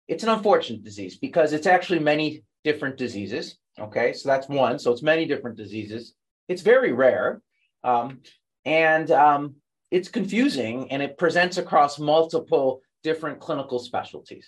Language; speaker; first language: English; native; English